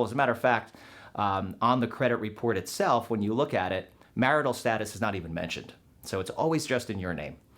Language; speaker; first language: English; native; English